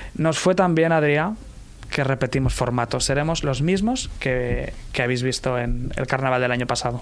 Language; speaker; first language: Spanish; native; Spanish